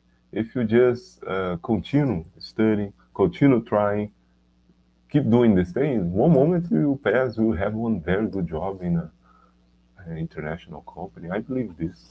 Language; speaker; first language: English; non-native, learner; Portuguese